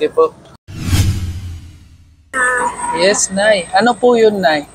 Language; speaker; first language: Filipino; non-native, learner; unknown